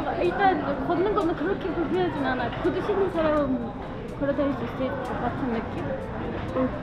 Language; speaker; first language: Korean; non-native, fluent; Turkish